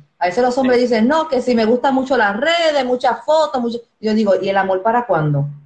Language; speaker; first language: Spanish; native; Spanish